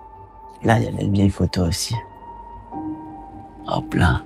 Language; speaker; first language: French; native; French